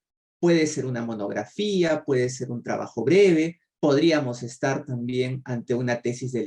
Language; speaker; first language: Spanish; native; Spanish